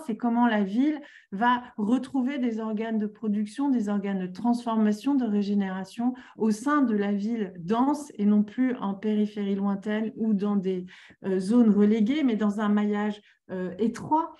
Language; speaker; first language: French; native; French